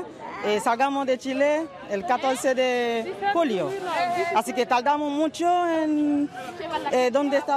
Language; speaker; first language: Spanish; non-native, learner; Haitian Creole